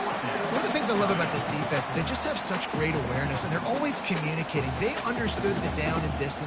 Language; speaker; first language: English; native; English